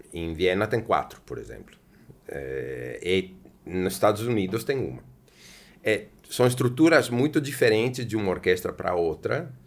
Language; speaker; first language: Portuguese; non-native, fluent; Italian